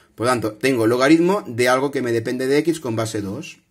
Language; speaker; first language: Spanish; non-native, local second language; Catalan